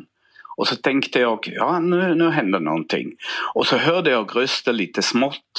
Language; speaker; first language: Swedish; non-native, fluent; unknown